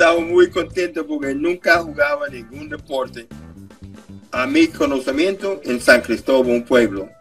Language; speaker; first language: Spanish; non-native, fluent; English